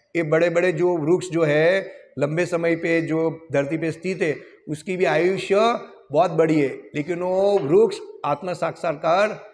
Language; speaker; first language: Hindi; non-native, local second language; Gujarati